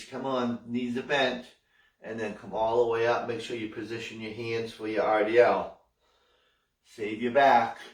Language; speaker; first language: English; native; English